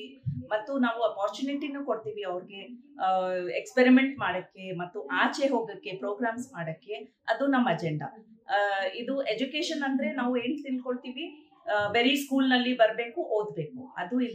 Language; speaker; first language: Kannada; non-native, local second language; Urdu